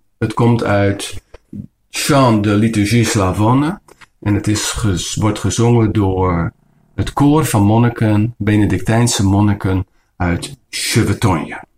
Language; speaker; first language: Dutch; non-native, local second language; Western Frisian